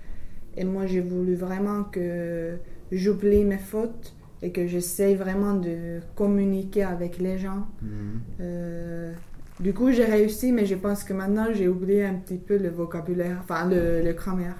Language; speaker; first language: French; non-native, fluent; English